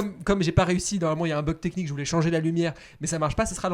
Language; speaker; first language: French; native; French